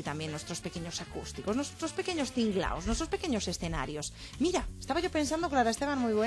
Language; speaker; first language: Spanish; native; Spanish